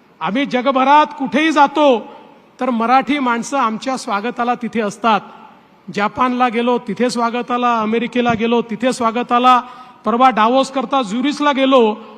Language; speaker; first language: Marathi; native; Marathi